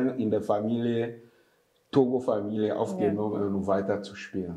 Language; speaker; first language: German; non-native, fluent; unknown